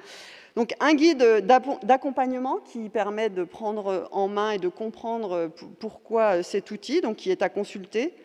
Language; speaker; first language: French; native; French